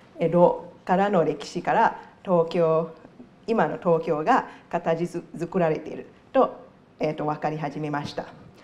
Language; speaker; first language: Japanese; non-native, fluent; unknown